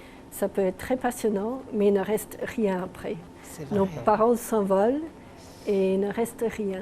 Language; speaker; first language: French; non-native, local second language; English